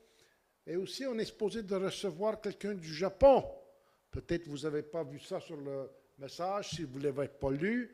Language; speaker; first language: French; native; French